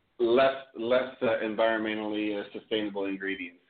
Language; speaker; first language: English; native; English